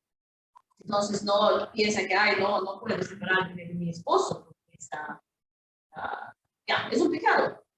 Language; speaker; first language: Spanish; non-native, fluent; Swedish